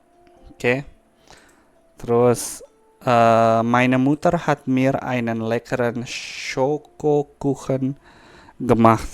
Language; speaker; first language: German; non-native, fluent; Indonesian